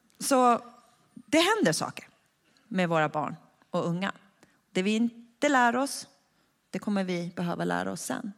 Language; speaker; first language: Swedish; early bilingual, other home language; Persian